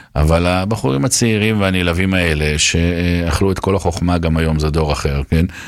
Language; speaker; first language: Hebrew; native; Hebrew